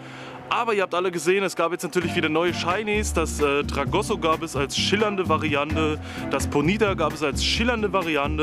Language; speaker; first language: German; native; German